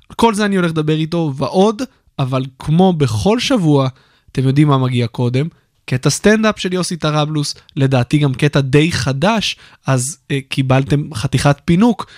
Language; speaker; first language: Hebrew; native; Hebrew